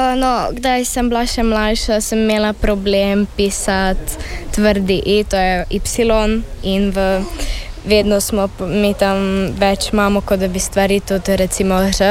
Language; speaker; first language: Slovenian; early bilingual, heritage; Slovenian